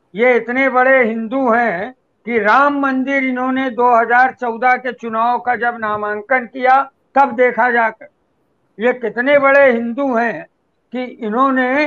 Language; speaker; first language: Hindi; native; Hindi